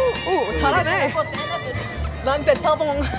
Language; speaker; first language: Korean; non-native, learner; Spanish